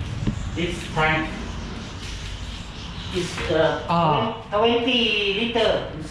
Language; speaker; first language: English; non-native, learner; Thai